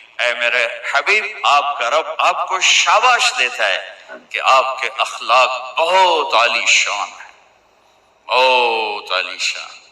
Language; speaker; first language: Urdu; non-native, local second language; Punjabi